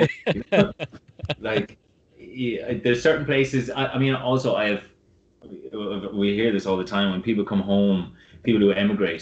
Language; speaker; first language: English; native; English